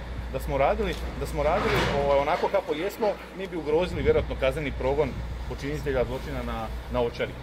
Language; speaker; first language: Croatian; native; Croatian